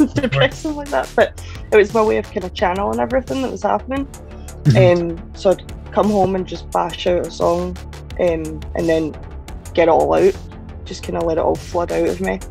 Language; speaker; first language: English; native; English